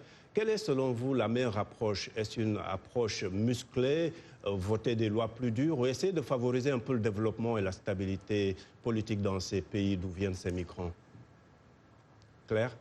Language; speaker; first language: French; native; French